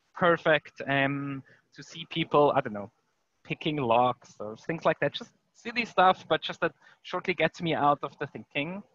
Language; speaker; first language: English; non-native, fluent; German